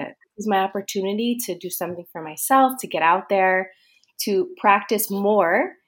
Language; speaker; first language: English; native; English